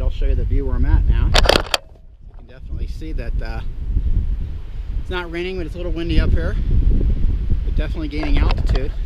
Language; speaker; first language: English; native; English